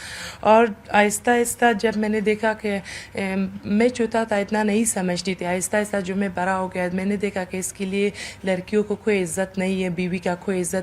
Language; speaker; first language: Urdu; non-native, learner; Persian